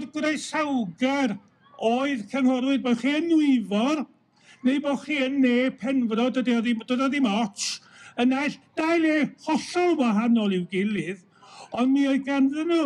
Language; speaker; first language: Welsh; native; Welsh